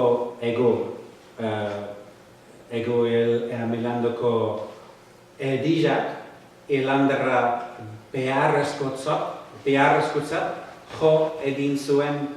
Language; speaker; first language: Basque; non-native, learner; English